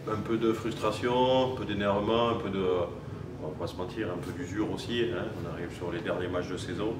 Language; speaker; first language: French; native; French